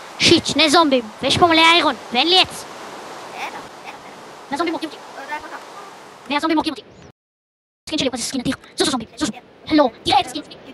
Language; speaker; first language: Hebrew; native; Hebrew